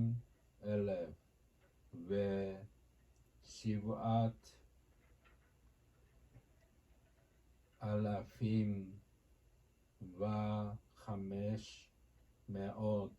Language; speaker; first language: Hebrew; non-native, learner; Japanese